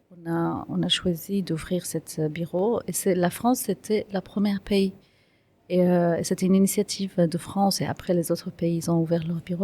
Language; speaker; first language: French; non-native, fluent; Kurdish